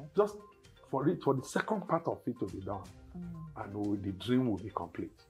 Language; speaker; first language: English; non-native, local second language; Igbo